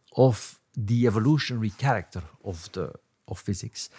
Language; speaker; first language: English; non-native, fluent; Dutch